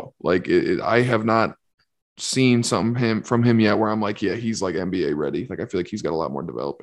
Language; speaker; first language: English; native; English